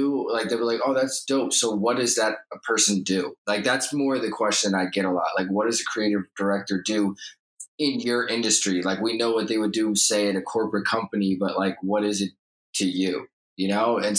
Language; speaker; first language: English; native; English